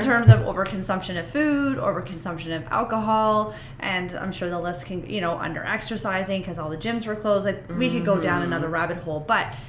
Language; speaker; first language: English; native; English